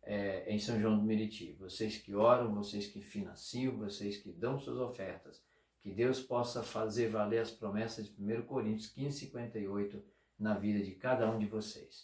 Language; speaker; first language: Portuguese; native; Portuguese